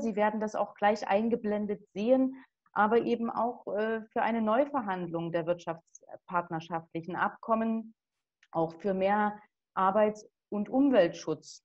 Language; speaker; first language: German; native; German